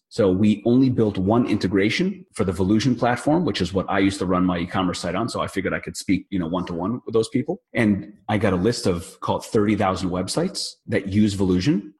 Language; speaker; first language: English; native; English